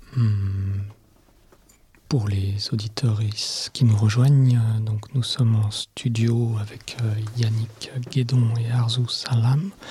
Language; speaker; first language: French; native; French